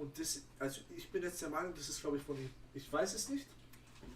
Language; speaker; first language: German; native; German